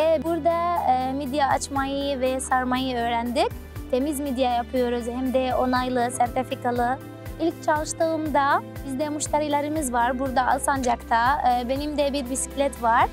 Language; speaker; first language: Turkish; non-native, learner; Arabic